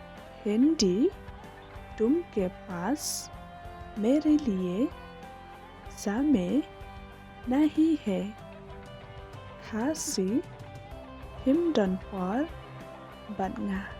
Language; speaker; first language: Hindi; non-native, local second language; Khasi